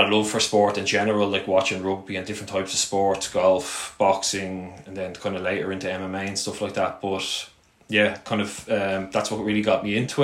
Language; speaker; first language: English; native; English